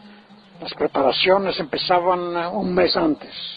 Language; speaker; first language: Spanish; early bilingual, heritage; Ladino